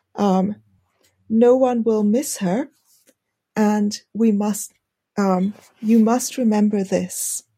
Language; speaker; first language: English; native; English